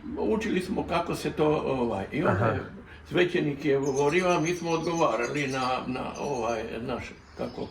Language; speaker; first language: Croatian; native; Croatian